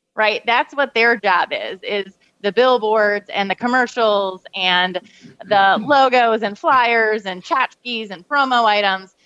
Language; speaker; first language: English; native; English